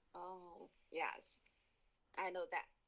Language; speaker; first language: English; non-native, learner; Chinese